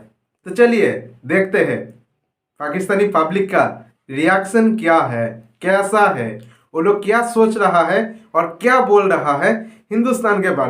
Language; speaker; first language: Hindi; non-native, local second language; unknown